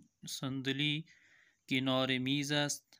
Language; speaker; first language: Persian; non-native, fluent; Urdu